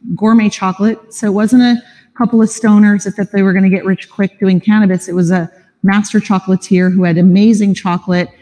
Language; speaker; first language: English; native; English